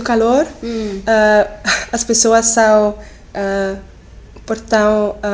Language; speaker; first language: Portuguese; non-native, learner; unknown